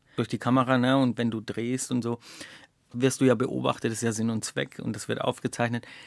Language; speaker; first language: German; native; German